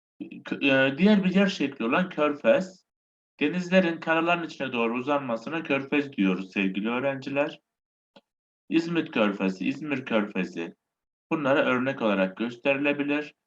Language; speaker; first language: Turkish; native; Turkish